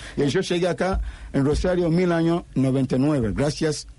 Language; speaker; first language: Spanish; non-native, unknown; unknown